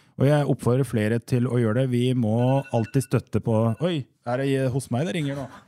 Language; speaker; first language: Norwegian; native; Norwegian